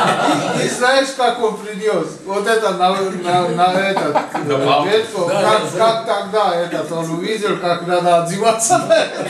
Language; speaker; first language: Russian; non-native, learner; Georgian